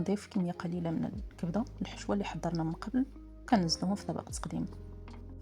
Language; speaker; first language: Arabic; native; Arabic